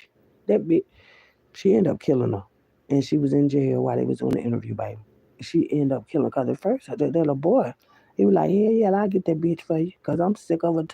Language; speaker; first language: English; native; English